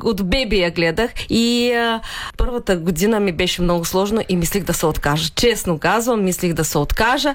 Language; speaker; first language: Bulgarian; early bilingual, heritage; Bulgarian